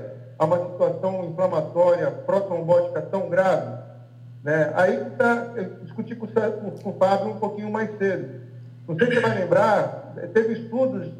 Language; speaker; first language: Portuguese; native; Portuguese